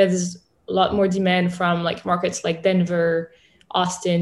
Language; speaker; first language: English; non-native, fluent; French